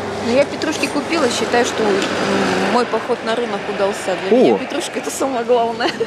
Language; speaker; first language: Russian; native; Russian